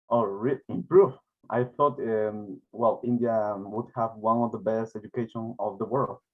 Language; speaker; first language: English; non-native, learner; Spanish